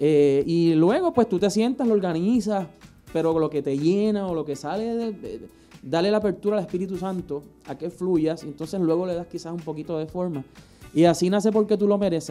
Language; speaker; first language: Spanish; native; Spanish